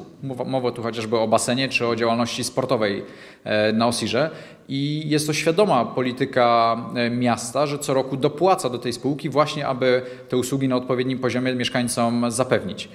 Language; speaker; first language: Polish; native; Polish